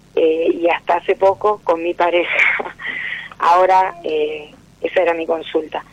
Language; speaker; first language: Spanish; native; Spanish